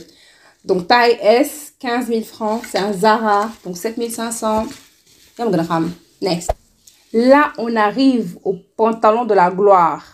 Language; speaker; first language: French; non-native, local second language; Wolof